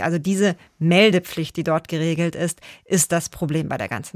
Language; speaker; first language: German; native; German